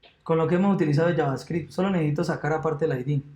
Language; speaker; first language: Spanish; native; Spanish